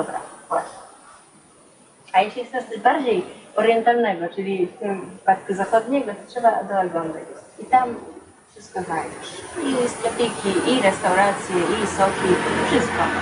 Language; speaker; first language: Polish; non-native, fluent; Russian